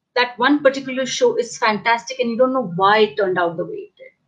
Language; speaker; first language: English; non-native, local second language; Hindi